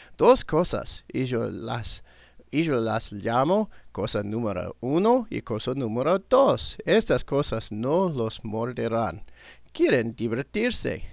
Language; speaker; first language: Spanish; non-native, learner; English